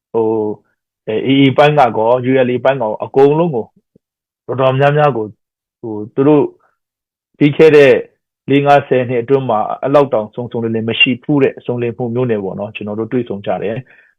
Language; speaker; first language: Burmese; non-native, local second language; Hakha Chin